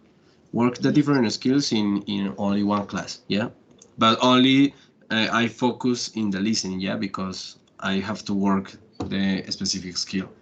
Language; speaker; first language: English; non-native, learner; Spanish